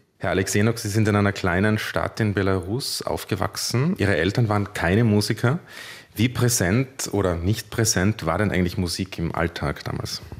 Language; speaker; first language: German; native; German